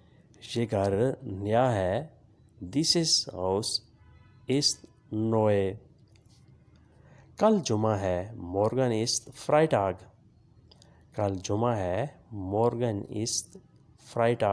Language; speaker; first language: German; non-native, fluent; Urdu